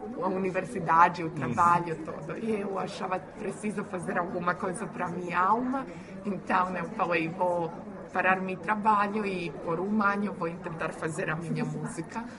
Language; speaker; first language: Portuguese; non-native, fluent; Croatian